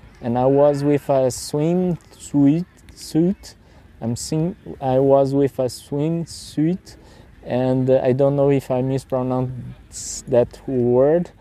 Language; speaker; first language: English; non-native, fluent; Portuguese